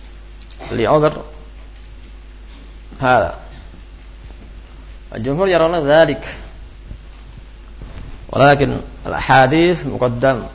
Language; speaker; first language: Arabic; non-native, fluent; Indonesian